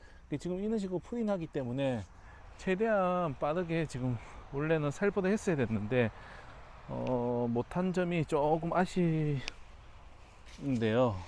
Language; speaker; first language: Korean; native; Korean